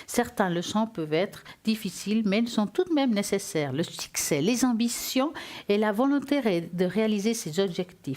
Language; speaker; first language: French; native; French